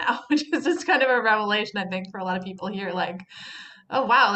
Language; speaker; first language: English; native; English